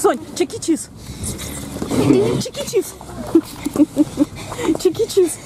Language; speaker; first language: Russian; native; Russian